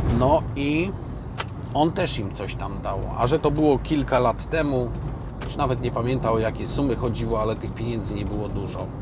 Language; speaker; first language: Polish; native; Polish